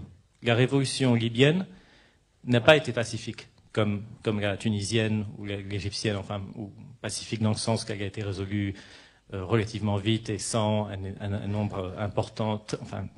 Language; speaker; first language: French; non-native, local second language; Arabic